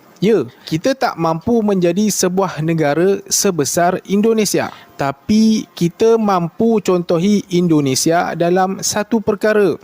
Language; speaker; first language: Malay; native; Malay